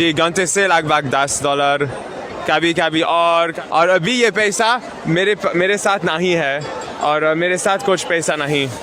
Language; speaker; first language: Hindi; non-native, learner; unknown